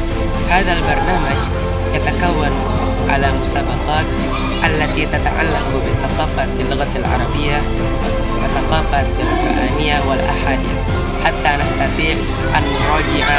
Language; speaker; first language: Arabic; non-native, fluent; Indonesian